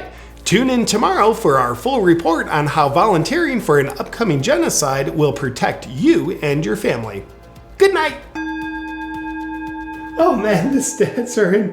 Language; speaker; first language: English; native; English